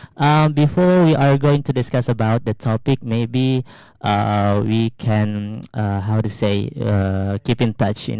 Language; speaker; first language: English; non-native, learner; Indonesian